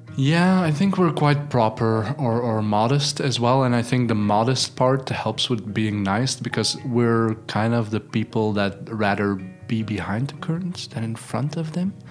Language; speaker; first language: English; non-native, fluent; Dutch